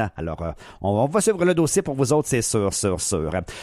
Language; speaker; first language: French; native; French